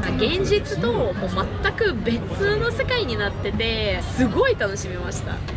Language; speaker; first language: Japanese; non-native, fluent; Russian